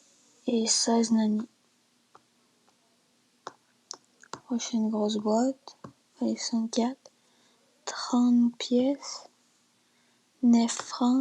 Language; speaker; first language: French; native; French